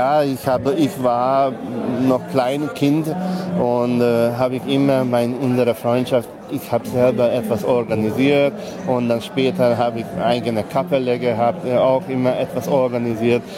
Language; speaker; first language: German; non-native, local second language; Hungarian